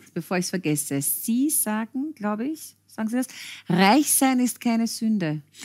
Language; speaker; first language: German; native; German